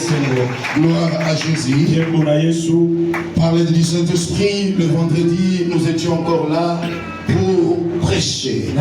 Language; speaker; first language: French; non-native, local second language; Lingala